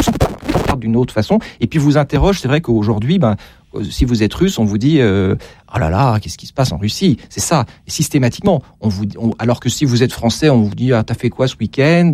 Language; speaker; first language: French; native; French